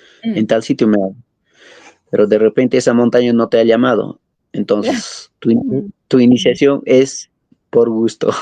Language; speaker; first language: Spanish; non-native, local second language; Quechua